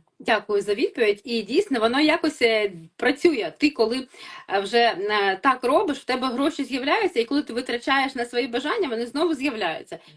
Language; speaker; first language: Ukrainian; native; Ukrainian